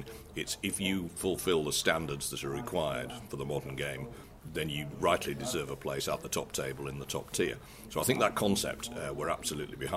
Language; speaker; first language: English; native; English